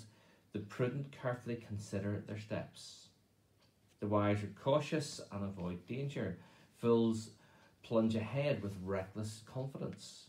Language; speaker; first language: English; native; English